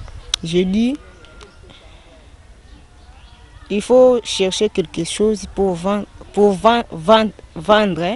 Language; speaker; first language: French; non-native, local second language; Lingala